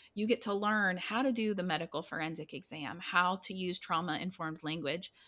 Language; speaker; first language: English; native; English